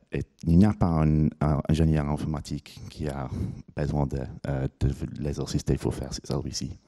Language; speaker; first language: French; non-native, fluent; English